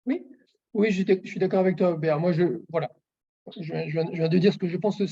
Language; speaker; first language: French; native; French